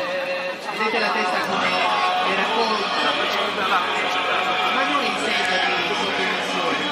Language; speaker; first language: Italian; native; Italian